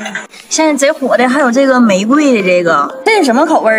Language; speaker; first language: Chinese; native; Chinese